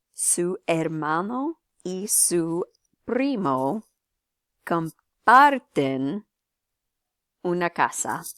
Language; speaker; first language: Spanish; non-native, fluent; English